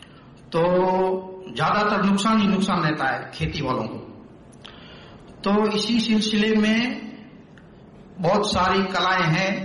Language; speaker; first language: Hindi; non-native, local second language; Kachhi